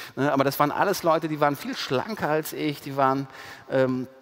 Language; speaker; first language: German; native; German